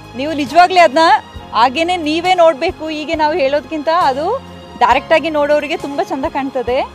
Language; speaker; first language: Kannada; non-native, local second language; Kodava